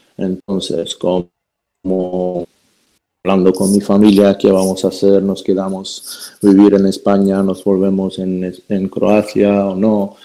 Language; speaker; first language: Spanish; non-native, fluent; Croatian